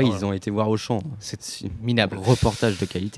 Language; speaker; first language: French; native; French